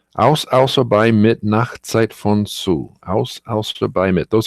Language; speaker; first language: German; non-native, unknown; English